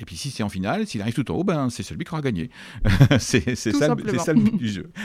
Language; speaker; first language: French; native; French